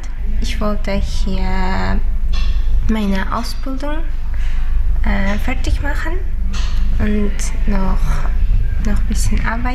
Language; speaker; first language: German; non-native, learner; Uzbek